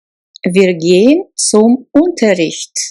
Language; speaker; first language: German; non-native, fluent; Russian